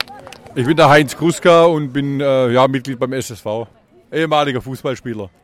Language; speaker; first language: German; native; German